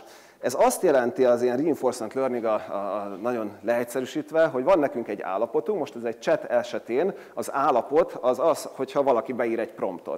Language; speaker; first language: Hungarian; native; Hungarian